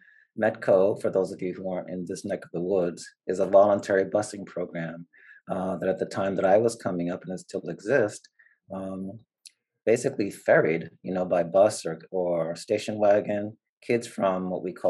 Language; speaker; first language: English; native; English